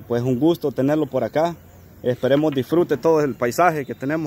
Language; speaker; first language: Spanish; native; Spanish